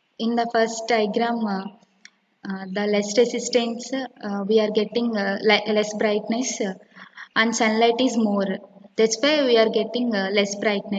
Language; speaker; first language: English; non-native, local second language; Telugu